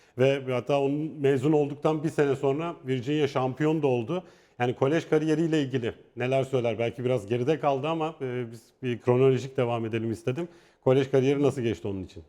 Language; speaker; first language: Turkish; native; Turkish